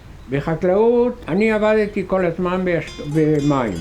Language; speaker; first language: Hebrew; non-native, fluent; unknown